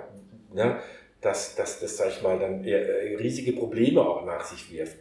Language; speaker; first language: German; native; German